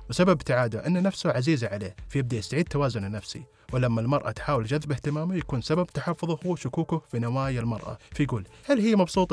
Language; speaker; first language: Arabic; native; Arabic